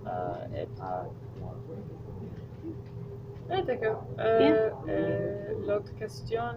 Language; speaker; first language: French; non-native, learner; English